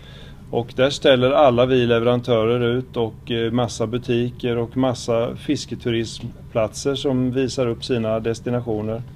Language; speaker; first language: Swedish; native; Swedish